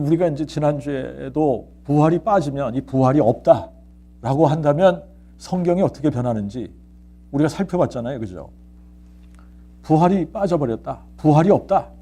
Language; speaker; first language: Korean; native; Korean